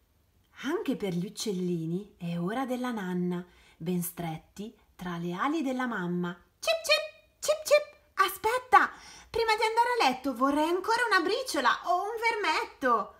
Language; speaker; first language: Italian; native; Italian